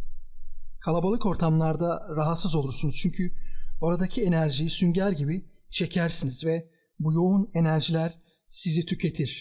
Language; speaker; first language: Turkish; native; Turkish